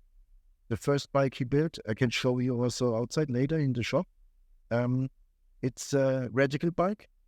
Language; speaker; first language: English; non-native, fluent; German